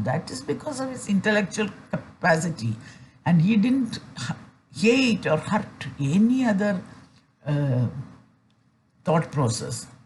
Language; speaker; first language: English; non-native, fluent; Malayalam